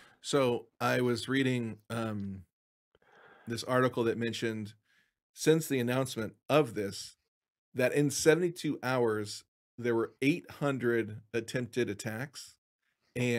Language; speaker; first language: English; native; English